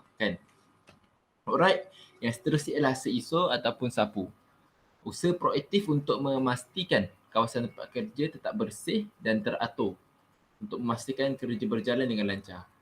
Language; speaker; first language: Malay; native; Malay